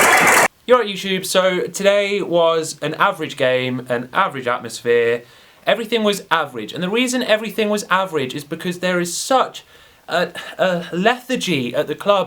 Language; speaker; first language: English; native; English